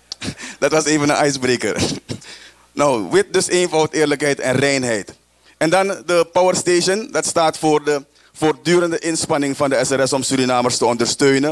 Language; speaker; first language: Dutch; native; Dutch